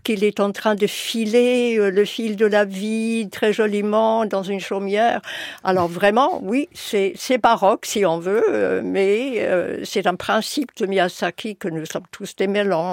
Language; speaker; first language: French; non-native, fluent; English